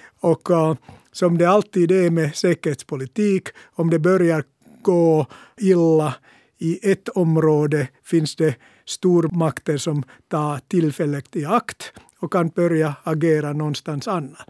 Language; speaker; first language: Swedish; non-native, local second language; Finnish